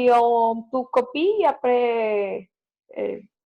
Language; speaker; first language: French; non-native, learner; Spanish